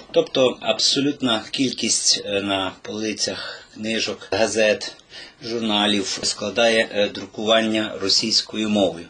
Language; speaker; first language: Ukrainian; native; Ukrainian